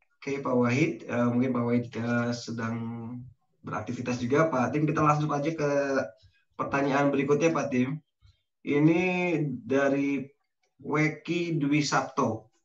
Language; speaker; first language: Indonesian; native; Indonesian